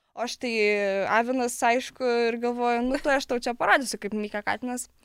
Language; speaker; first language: Lithuanian; non-native, local second language; Polish